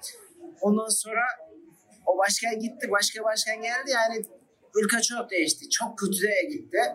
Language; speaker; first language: Turkish; non-native, fluent; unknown